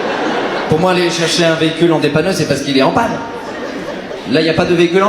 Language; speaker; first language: French; native; French